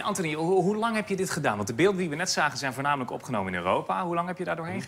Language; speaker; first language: Dutch; native; Dutch